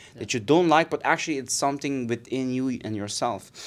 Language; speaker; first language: English; non-native, fluent; Papiamento